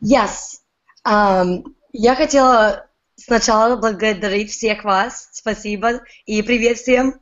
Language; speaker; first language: Russian; early bilingual, heritage; Russian